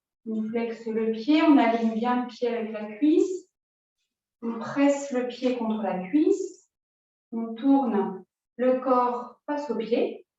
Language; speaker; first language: French; native; French